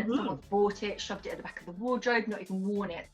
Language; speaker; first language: English; native; English